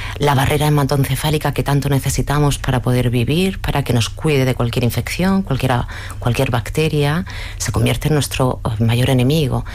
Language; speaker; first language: Spanish; native; Spanish